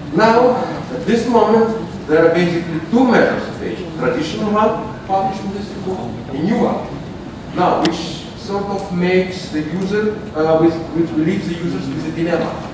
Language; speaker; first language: English; non-native, fluent; Russian